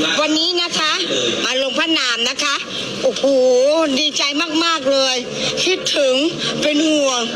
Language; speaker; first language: Thai; native; Thai